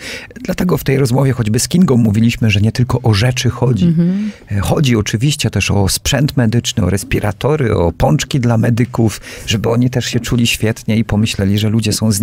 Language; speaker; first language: Polish; native; Polish